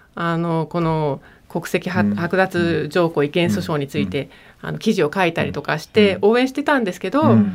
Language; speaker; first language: Japanese; early bilingual, heritage; German